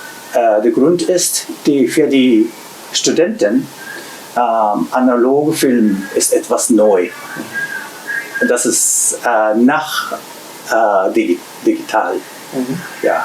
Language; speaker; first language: German; non-native, learner; Japanese